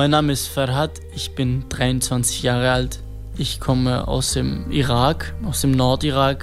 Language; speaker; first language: German; non-native, fluent; Kurdish